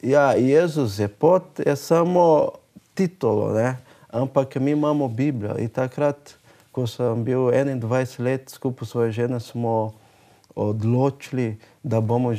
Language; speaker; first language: Slovenian; non-native, learner; Portuguese